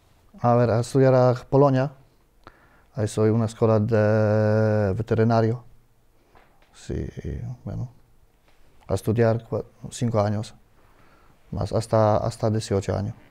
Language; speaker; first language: Spanish; non-native, learner; Polish